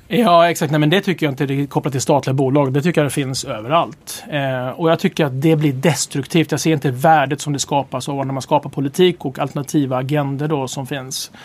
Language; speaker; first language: Swedish; native; Swedish